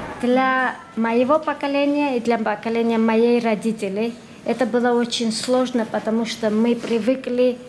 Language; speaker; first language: Russian; non-native, fluent; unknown